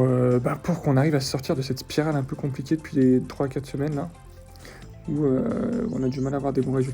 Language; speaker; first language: French; native; French